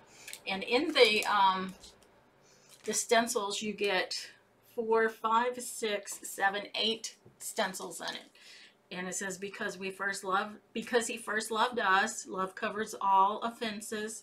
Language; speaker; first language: English; native; English